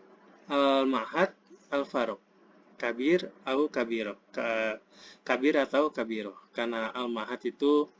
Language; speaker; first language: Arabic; non-native, fluent; Indonesian